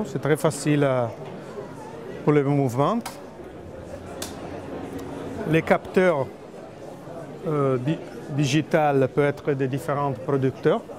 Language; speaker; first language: French; non-native, fluent; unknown